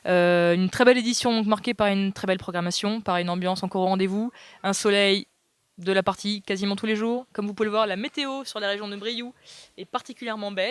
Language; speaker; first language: French; native; French